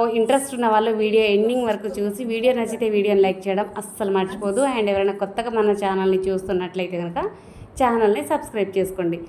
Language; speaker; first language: Telugu; non-native, local second language; Lambadi